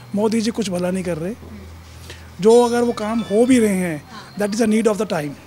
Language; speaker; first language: Hindi; native; Hindi